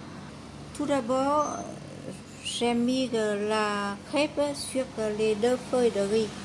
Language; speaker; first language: French; non-native, fluent; Vietnamese